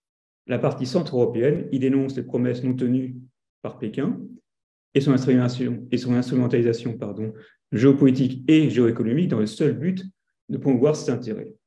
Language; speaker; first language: French; native; French